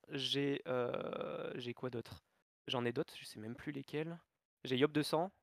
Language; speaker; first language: French; native; French